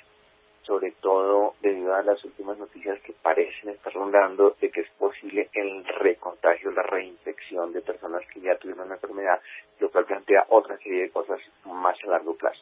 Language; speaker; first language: Spanish; native; Spanish